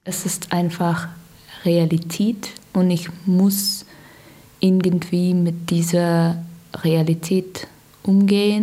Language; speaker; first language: German; non-native, learner; Russian